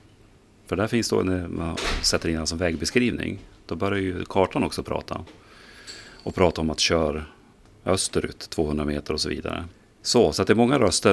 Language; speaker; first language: Swedish; native; Swedish